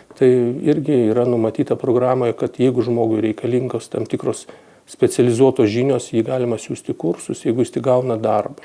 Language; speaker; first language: Lithuanian; native; Lithuanian